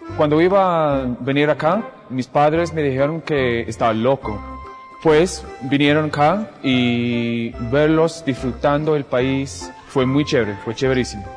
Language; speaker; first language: Spanish; non-native, fluent; English